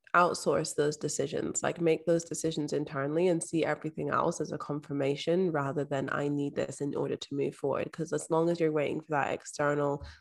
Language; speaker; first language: English; native; English